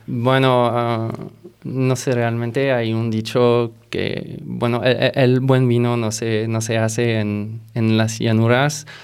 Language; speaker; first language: Spanish; non-native, fluent; French